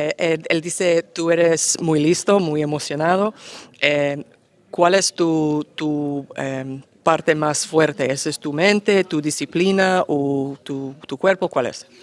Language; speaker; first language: Spanish; non-native, learner; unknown